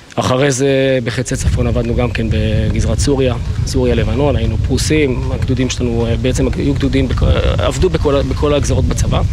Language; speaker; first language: Hebrew; native; Hebrew